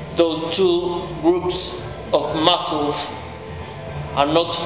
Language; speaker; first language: English; non-native, fluent; Spanish